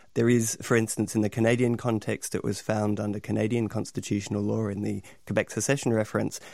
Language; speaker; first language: English; native; English